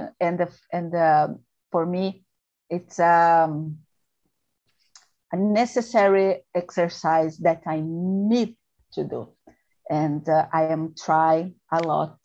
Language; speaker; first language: English; non-native, learner; Portuguese